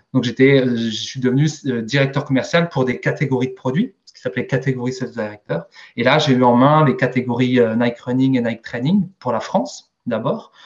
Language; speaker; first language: French; native; French